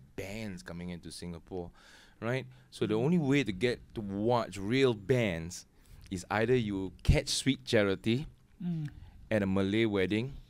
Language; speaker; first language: English; native; English